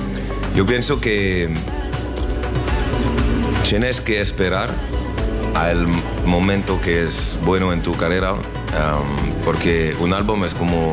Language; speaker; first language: Spanish; non-native, learner; French